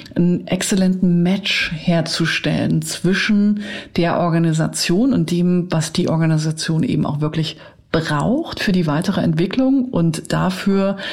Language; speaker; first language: German; native; German